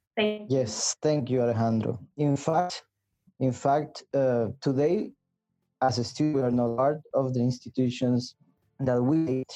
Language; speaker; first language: English; non-native, fluent; Spanish